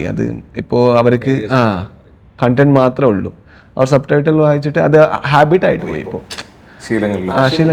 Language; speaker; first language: Malayalam; non-native, learner; Kannada